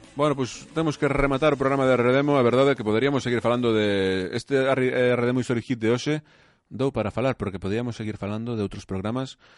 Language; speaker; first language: Galician; native; Galician